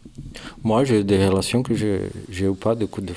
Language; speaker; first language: French; non-native, learner; Portuguese